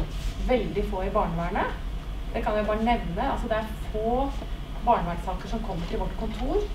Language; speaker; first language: Norwegian; native; Norwegian